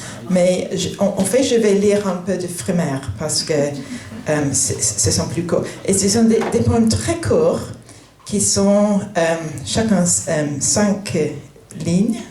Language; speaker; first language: French; non-native, fluent; English